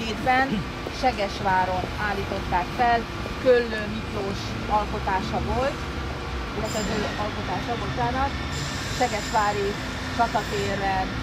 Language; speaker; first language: Hungarian; native; Hungarian